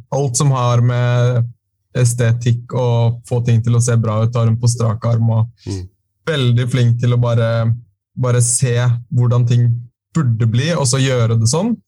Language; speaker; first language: Norwegian; native; Norwegian